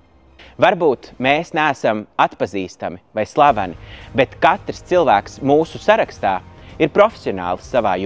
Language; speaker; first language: Latvian; native; Latvian